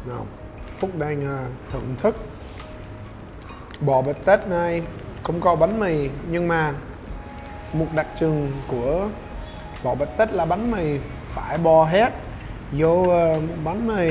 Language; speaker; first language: Vietnamese; non-native, learner; English